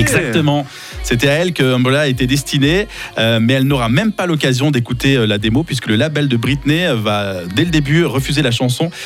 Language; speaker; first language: French; native; French